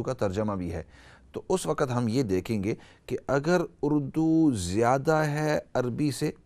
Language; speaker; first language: Urdu; native; Urdu